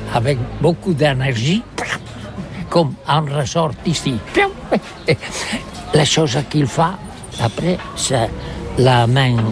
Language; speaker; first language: French; non-native, learner; Catalan